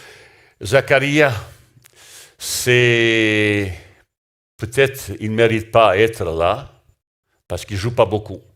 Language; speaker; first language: French; non-native, learner; Bosnian